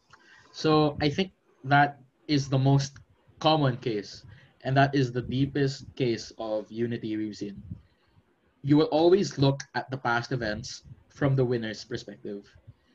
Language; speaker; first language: English; non-native, local second language; Filipino